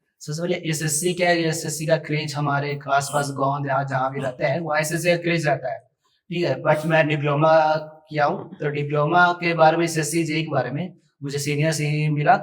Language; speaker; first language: Hindi; native; Hindi